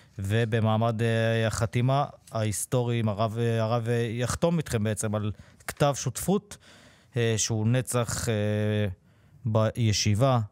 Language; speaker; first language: Hebrew; native; Hebrew